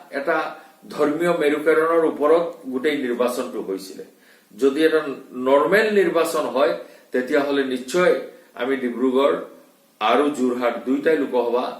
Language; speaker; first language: Assamese; non-native, local second language; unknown